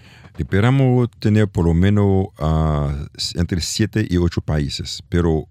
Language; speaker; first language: Spanish; non-native, learner; French